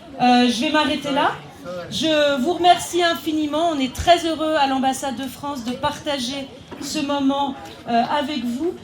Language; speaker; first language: French; native; French